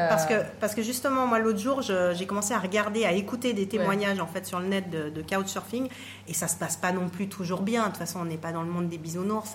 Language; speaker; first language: French; native; French